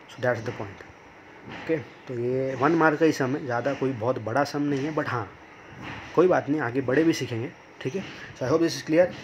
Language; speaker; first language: Hindi; non-native, local second language; Marathi